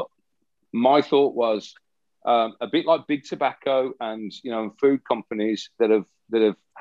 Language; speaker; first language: English; native; English